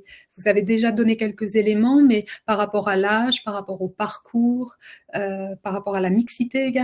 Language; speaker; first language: French; native; French